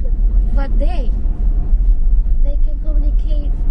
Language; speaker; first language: English; non-native, learner; Indonesian